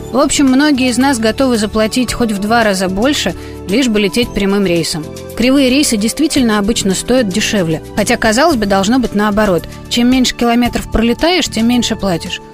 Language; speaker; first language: Russian; native; Russian